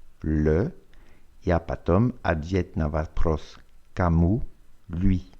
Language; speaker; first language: Russian; non-native, fluent; French